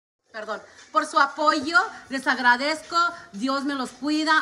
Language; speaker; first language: Spanish; early bilingual, heritage; Spanish